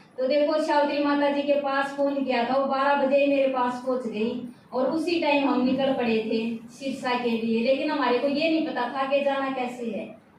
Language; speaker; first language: Hindi; native; Hindi